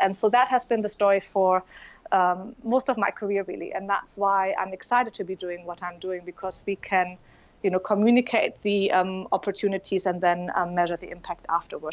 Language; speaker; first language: English; non-native, fluent; German